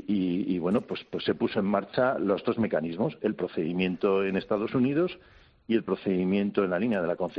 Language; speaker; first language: Spanish; native; Spanish